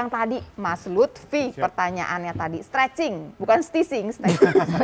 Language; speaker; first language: Indonesian; native; Indonesian